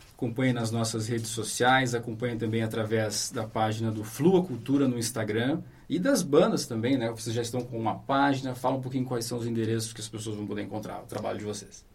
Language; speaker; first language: Portuguese; native; Portuguese